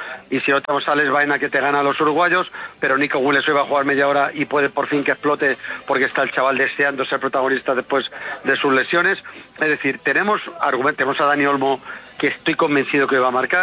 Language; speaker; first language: Spanish; native; Spanish